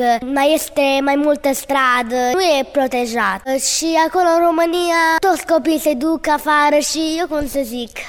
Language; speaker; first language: Romanian; early bilingual, heritage; Romanian